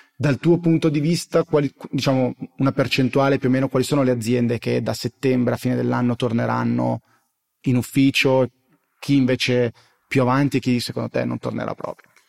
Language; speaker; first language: Italian; native; Italian